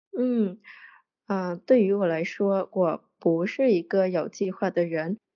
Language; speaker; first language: Chinese; non-native, learner; Vietnamese